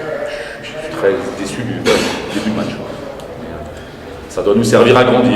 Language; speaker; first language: French; native; French